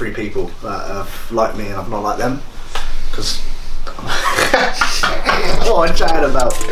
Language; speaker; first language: English; native; English